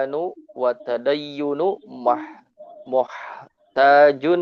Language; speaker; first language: Arabic; non-native, learner; Indonesian